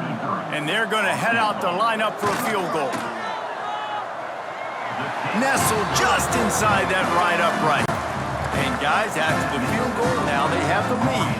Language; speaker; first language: English; native; English